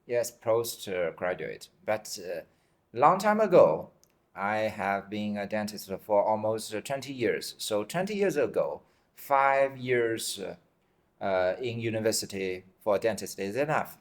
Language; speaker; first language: English; non-native, fluent; Chinese